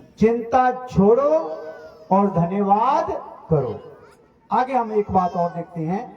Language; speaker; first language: Hindi; non-native, local second language; Punjabi